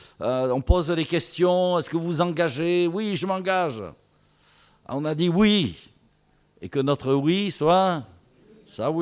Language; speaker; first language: French; native; French